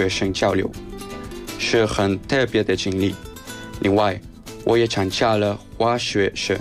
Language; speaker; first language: Chinese; non-native, fluent; Spanish